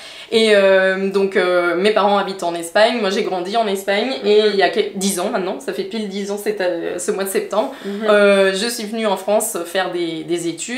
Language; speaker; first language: French; native; French